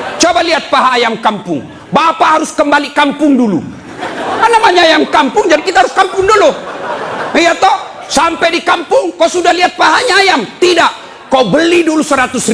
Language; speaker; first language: Indonesian; native; Indonesian